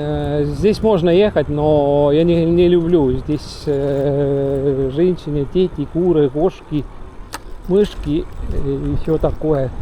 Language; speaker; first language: Russian; non-native, local second language; Estonian